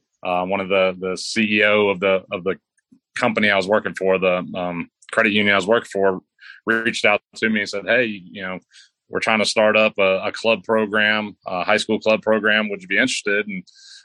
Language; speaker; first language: English; native; English